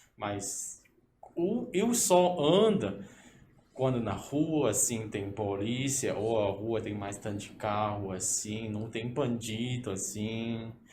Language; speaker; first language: Portuguese; non-native, learner; Cantonese